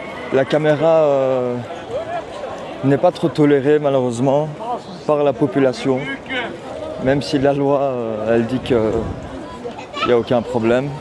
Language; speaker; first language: French; early bilingual, heritage; Turkish